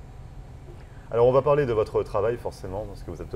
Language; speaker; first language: French; native; French